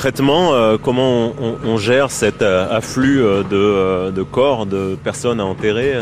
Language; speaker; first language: French; native; French